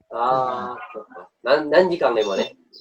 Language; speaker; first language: Japanese; non-native, learner; Indonesian